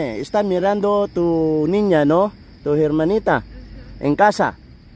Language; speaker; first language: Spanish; non-native, learner; Filipino